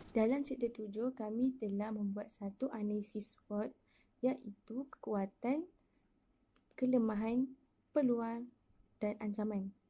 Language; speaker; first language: Malay; native; Malay